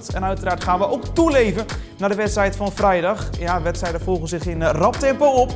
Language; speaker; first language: Dutch; native; Dutch